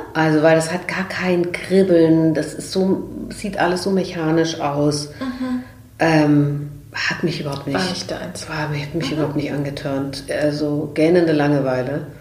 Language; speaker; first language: German; native; German